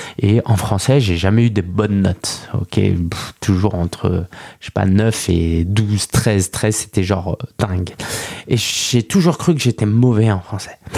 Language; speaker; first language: French; early bilingual, other home language; Chinese